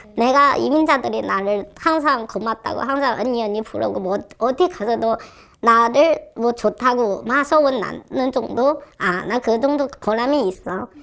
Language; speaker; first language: Korean; non-native, fluent; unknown